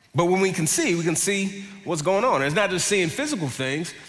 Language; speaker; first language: English; native; English